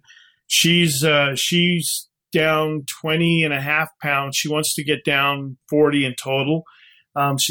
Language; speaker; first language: English; native; English